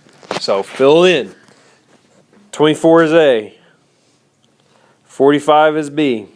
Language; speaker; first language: English; native; English